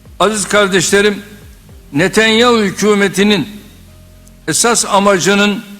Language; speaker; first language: Turkish; native; Turkish